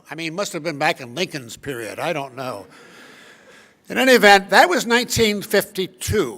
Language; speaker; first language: English; native; English